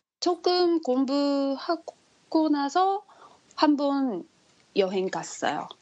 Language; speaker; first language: Korean; non-native, learner; Japanese